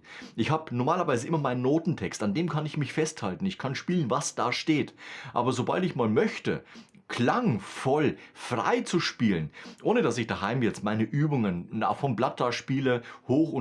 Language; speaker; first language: German; native; German